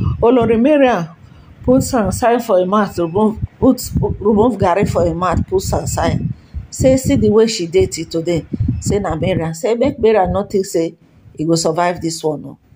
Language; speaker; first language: Nigerian Pidgin; non-native, local second language; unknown